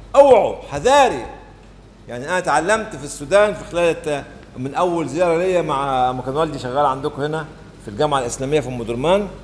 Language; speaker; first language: Arabic; native; Arabic